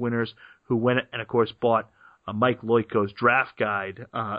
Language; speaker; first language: English; native; English